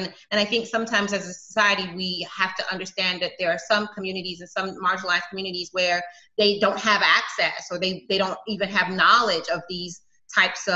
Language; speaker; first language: English; native; English